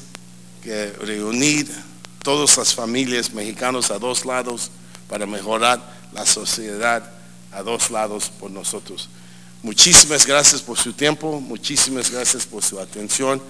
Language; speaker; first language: Spanish; early bilingual, heritage; English